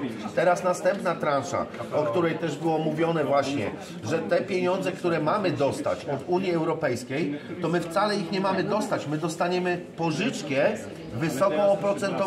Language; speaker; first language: Polish; native; Polish